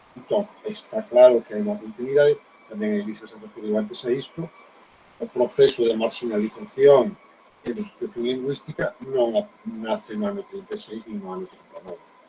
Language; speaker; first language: Galician; native; Galician